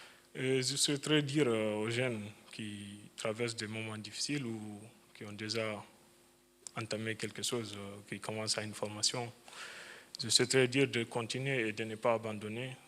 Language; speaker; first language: French; non-native, fluent; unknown